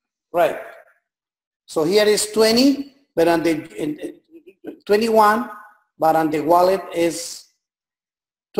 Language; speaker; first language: English; non-native, learner; Spanish